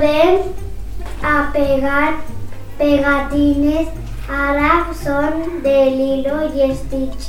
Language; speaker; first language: Catalan; non-native, local second language; Spanish